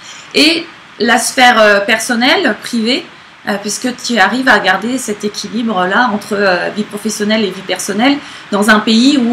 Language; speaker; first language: French; native; French